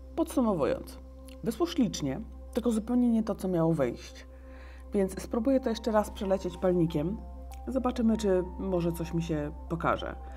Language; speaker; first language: Polish; native; Polish